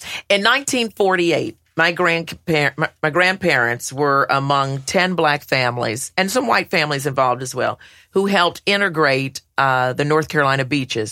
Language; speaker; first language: English; native; English